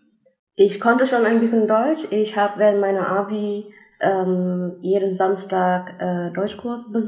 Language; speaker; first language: German; non-native, fluent; Indonesian